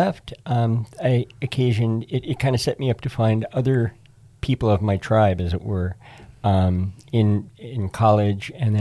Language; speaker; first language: English; native; English